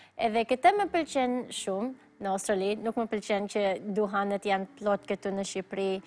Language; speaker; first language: Albanian; non-native, fluent; Filipino